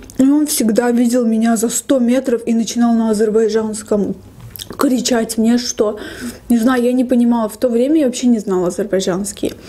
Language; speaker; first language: Russian; non-native, local second language; Lezghian